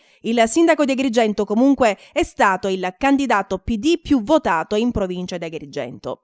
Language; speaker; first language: Italian; native; Italian